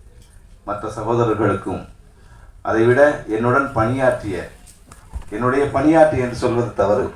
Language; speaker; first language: Tamil; native; Tamil